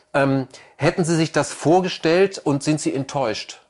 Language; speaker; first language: German; native; German